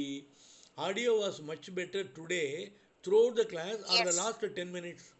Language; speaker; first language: English; non-native, local second language; Tamil